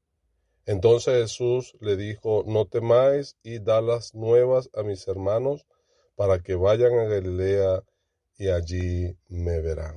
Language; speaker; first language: Spanish; native; Spanish